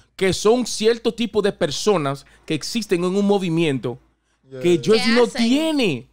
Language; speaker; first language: Spanish; native; Spanish